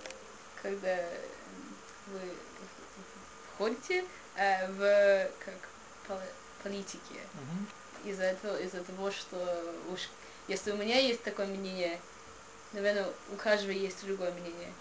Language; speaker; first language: Russian; non-native, learner; English